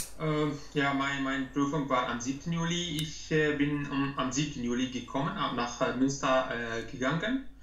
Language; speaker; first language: German; non-native, learner; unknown